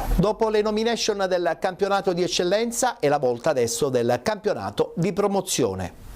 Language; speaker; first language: Italian; native; Italian